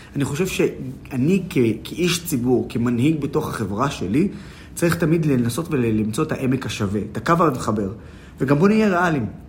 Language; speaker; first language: Hebrew; non-native, local second language; Arabic